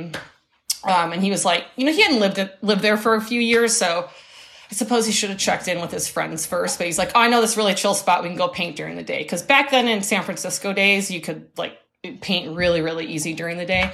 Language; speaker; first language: English; native; English